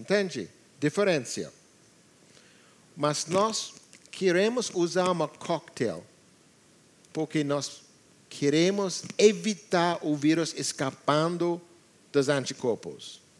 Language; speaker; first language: Portuguese; non-native, learner; English